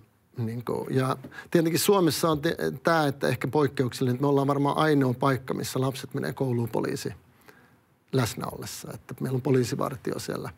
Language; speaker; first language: Finnish; early bilingual, other home language; Swedish